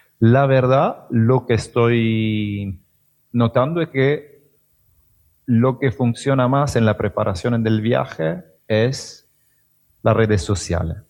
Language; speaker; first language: Spanish; non-native, fluent; Italian